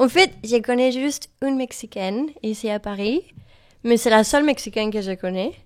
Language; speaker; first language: French; non-native, learner; Spanish